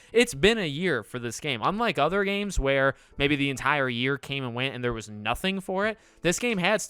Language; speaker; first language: English; native; English